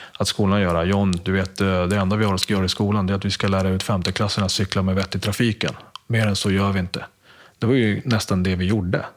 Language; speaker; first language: Swedish; early bilingual, other home language; Spanish